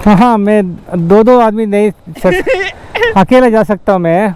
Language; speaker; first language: Hindi; non-native, local second language; Kannada